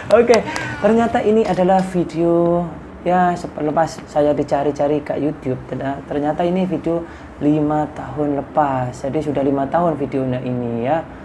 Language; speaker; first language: Indonesian; native; Indonesian